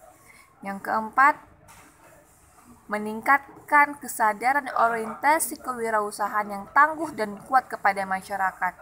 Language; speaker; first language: Indonesian; native; Indonesian